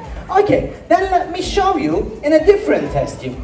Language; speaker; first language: English; non-native, fluent; Turkish